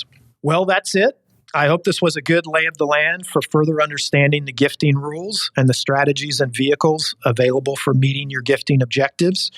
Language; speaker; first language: English; native; English